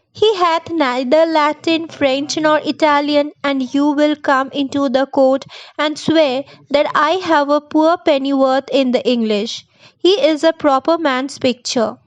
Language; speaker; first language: English; non-native, local second language; Bangla